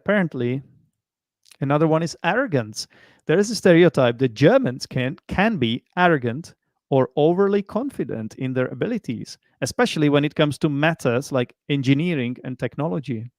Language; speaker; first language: English; non-native, fluent; Czech